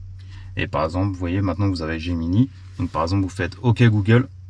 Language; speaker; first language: French; native; French